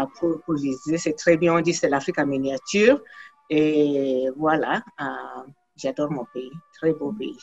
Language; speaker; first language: French; non-native, local second language; Fula